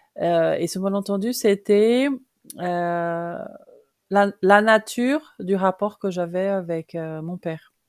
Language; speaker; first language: French; non-native, fluent; Portuguese